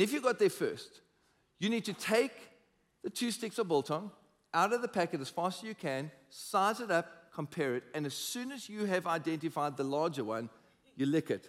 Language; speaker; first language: English; native; English